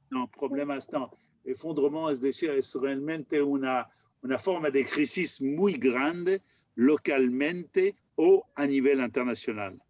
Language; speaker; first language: Spanish; non-native, learner; French